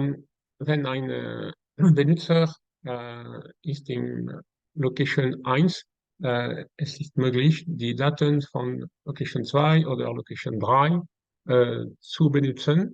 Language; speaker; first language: German; non-native, learner; French